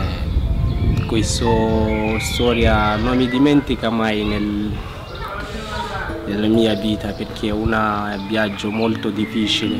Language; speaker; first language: Italian; non-native, learner; Hausa